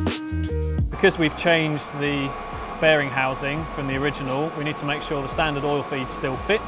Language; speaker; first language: English; native; English